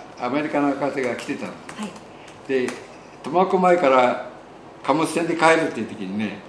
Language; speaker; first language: Japanese; native; Japanese